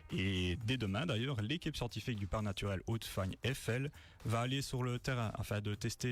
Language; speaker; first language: French; native; French